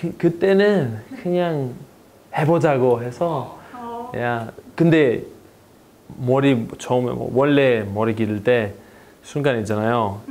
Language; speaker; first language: Korean; non-native, fluent; Greek